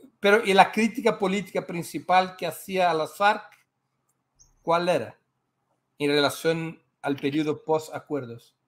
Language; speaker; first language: Spanish; non-native, fluent; Portuguese